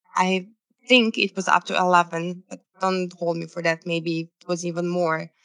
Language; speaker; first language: English; non-native, fluent; Serbian